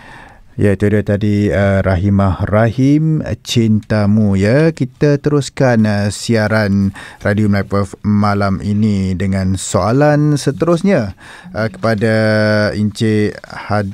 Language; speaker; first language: Malay; native; Malay